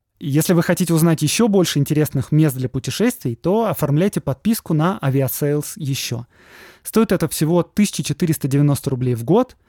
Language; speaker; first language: Russian; native; Russian